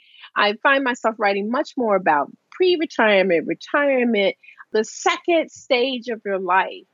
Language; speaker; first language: English; native; English